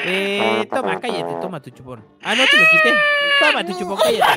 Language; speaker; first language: Spanish; native; Spanish